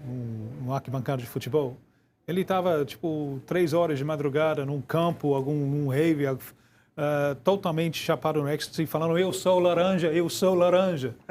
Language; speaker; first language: Portuguese; non-native, fluent; English